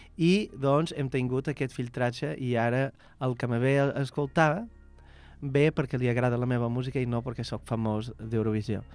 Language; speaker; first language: Catalan; non-native, fluent; Portuguese